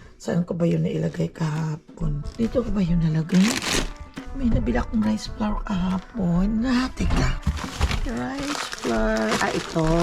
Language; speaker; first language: Filipino; non-native, local second language; Cebuano